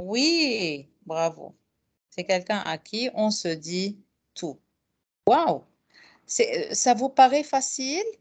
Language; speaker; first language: French; non-native, fluent; Arabic